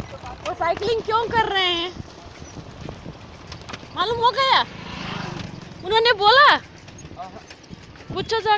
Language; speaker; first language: Hindi; native; Hindi